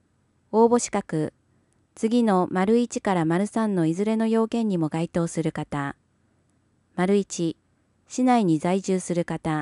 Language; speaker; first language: Japanese; native; Japanese